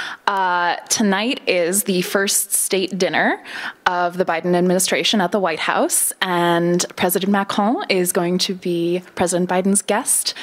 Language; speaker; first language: English; native; English